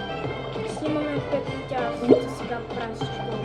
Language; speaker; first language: Bulgarian; native; Bulgarian